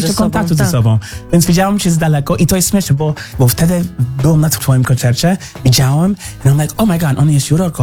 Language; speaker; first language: Polish; non-native, learner; English